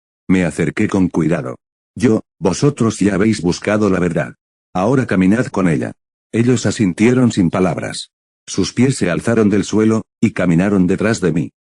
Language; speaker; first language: Spanish; native; Spanish